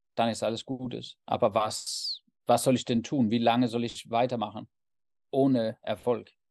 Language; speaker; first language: German; non-native, fluent; Danish